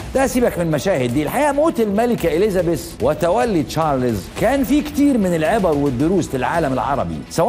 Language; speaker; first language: Arabic; native; Arabic